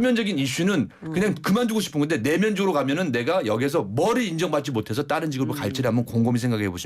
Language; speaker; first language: Korean; native; Korean